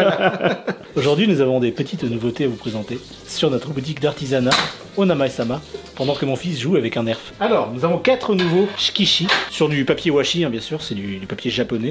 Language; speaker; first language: French; native; French